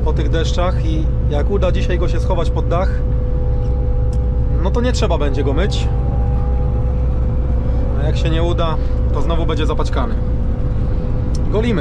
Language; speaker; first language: Polish; native; Polish